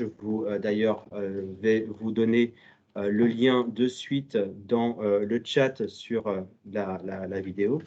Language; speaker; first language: French; native; French